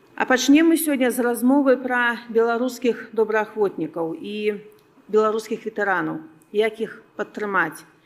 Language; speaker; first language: Belarusian; non-native, local second language; Russian